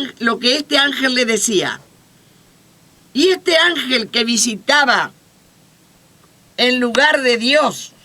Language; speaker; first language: Spanish; native; Spanish